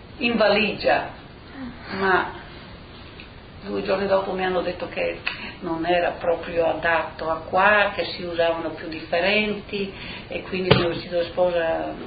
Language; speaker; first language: Italian; native; Italian